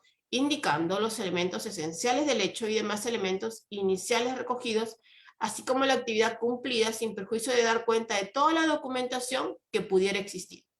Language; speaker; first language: Spanish; native; Spanish